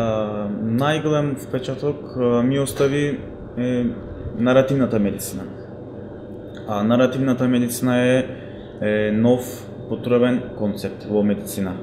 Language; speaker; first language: Macedonian; non-native, fluent; Turkish